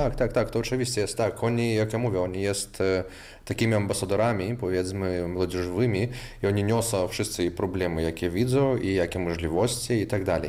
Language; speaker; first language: Polish; non-native, local second language; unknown